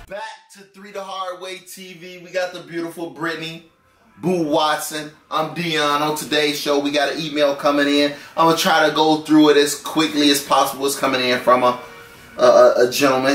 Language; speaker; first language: English; native; English